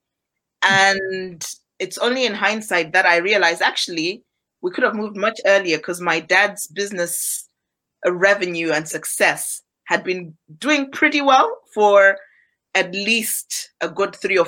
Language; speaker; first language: English; non-native, local second language; Nyanja